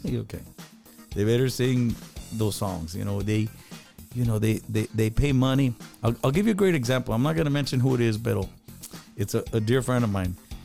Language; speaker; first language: English; early bilingual, other home language; Spanish